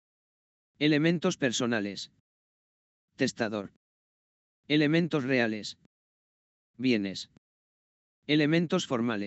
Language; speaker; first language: Spanish; native; Spanish